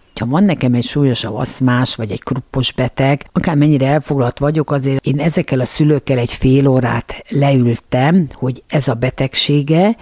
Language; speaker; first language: Hungarian; native; Hungarian